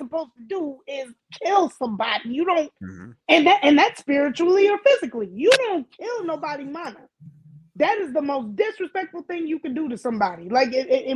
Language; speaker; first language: English; early bilingual, other home language; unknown